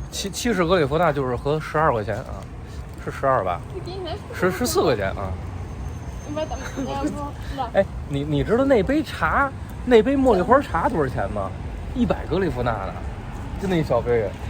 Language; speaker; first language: Chinese; native; Chinese